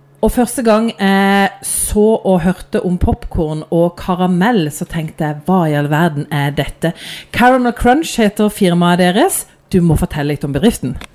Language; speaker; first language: Norwegian; native; Norwegian